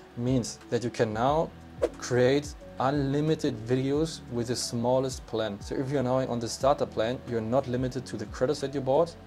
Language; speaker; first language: English; non-native, fluent; German